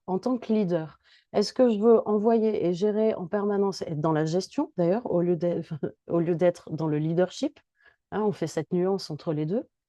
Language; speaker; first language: French; native; French